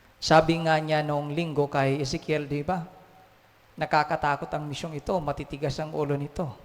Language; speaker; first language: Filipino; native; Filipino